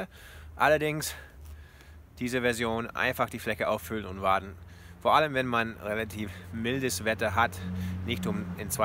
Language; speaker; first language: German; non-native, fluent; English